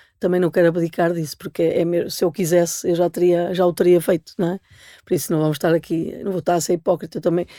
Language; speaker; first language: Portuguese; native; Portuguese